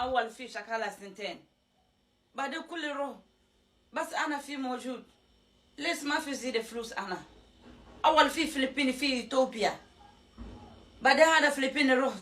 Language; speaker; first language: Arabic; non-native, learner; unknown